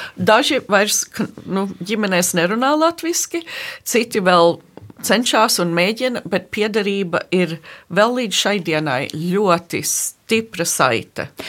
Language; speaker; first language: Latvian; early bilingual, heritage; Latvian